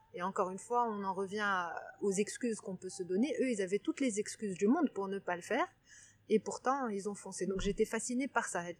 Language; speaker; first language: French; non-native, local second language; Arabic